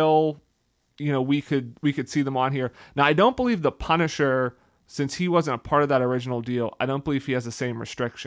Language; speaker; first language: English; native; English